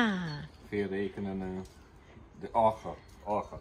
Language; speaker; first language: Dutch; non-native, learner; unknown